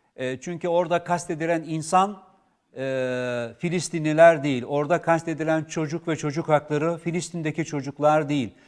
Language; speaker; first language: Turkish; native; Turkish